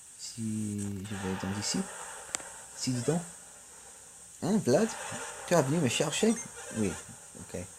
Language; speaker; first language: French; non-native, learner; English